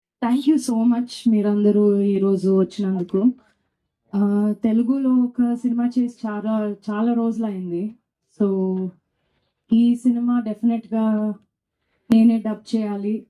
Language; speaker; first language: Telugu; non-native, fluent; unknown